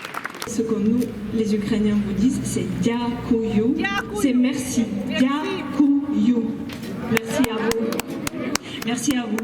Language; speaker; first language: French; non-native, fluent; Ukrainian